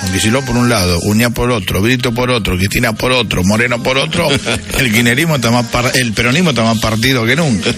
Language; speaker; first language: Spanish; native; Spanish